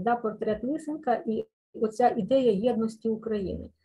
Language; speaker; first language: Ukrainian; native; Ukrainian